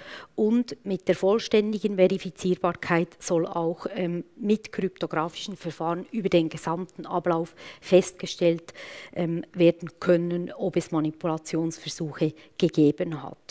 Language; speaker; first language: German; native; German